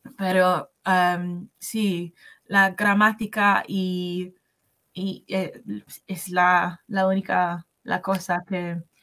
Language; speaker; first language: Spanish; non-native, learner; English